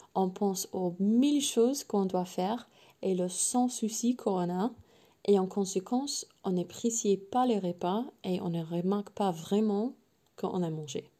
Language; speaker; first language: French; non-native, fluent; English